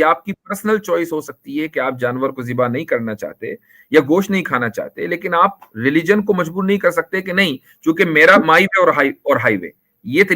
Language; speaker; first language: Hindi; native; Hindi